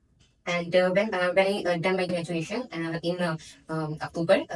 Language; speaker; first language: English; non-native, learner; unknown